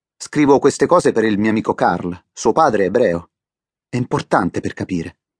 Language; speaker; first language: Italian; native; Italian